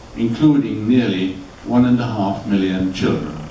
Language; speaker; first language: English; early bilingual, other home language; German